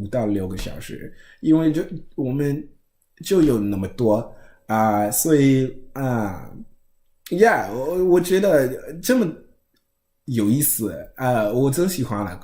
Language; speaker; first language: Chinese; non-native, learner; English